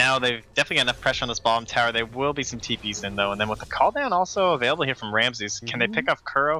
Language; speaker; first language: English; native; English